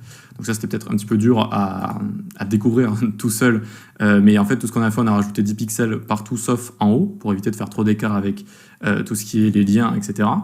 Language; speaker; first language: French; native; French